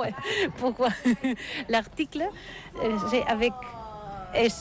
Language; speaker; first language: French; non-native, learner; Catalan